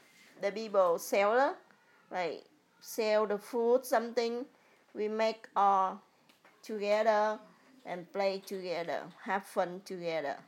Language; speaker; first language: English; early bilingual, other home language; Vietnamese